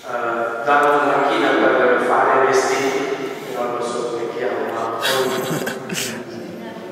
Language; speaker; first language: Italian; non-native, fluent; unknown